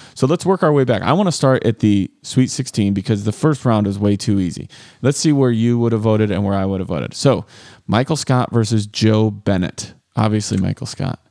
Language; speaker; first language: English; native; English